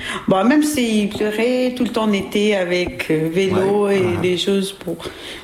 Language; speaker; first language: French; non-native, learner; Albanian